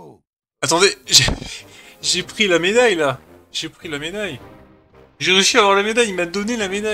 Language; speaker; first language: French; native; French